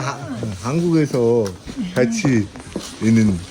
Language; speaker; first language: Korean; non-native, learner; Mongolian